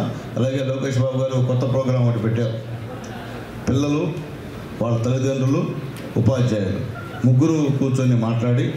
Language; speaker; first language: Telugu; native; Telugu